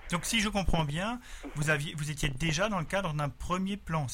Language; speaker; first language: French; native; French